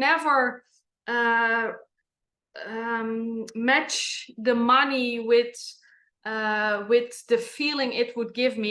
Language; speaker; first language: English; non-native, fluent; Dutch